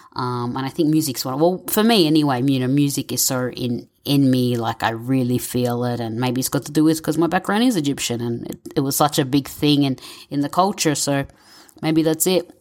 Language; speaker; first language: English; native; English